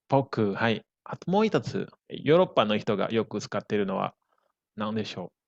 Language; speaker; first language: Japanese; non-native, fluent; Indonesian